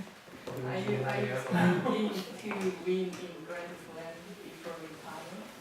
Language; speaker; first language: English; non-native, learner; Korean